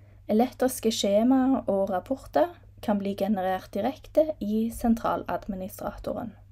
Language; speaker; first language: Norwegian; native; Norwegian